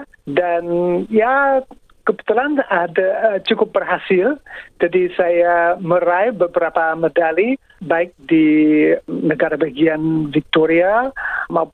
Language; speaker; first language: Indonesian; non-native, fluent; English